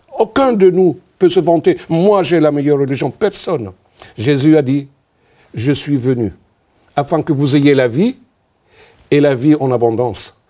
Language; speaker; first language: French; non-native, local second language; Arabic